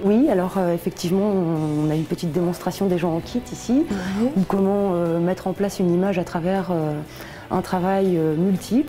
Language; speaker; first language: French; native; French